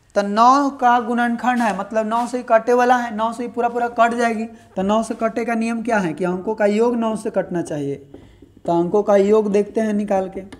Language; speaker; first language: Hindi; native; Hindi